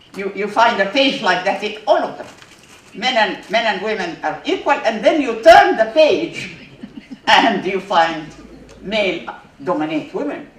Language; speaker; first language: English; non-native, fluent; Arabic